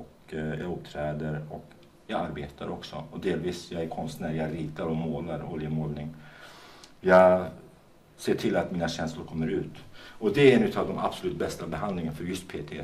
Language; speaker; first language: Swedish; non-native, fluent; Kurdish